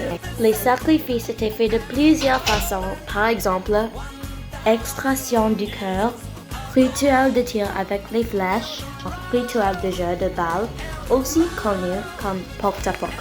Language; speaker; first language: French; non-native, learner; English